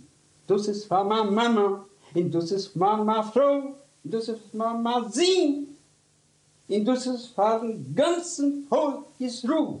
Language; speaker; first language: German; non-native, learner; Yiddish